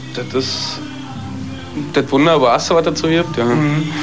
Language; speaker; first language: German; native; German